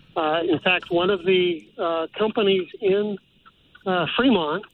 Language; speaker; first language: English; native; English